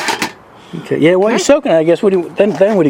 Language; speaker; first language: English; native; English